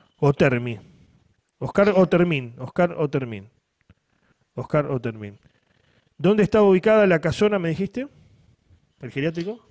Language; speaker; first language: Spanish; native; Spanish